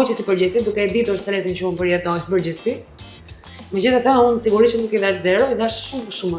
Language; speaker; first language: Albanian; native; Albanian